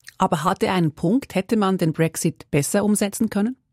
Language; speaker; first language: German; native; German